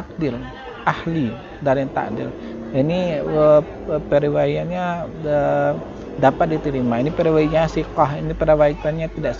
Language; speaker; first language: Indonesian; native; Indonesian